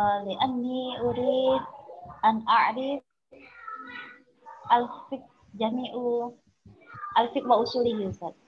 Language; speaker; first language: Arabic; non-native, learner; Indonesian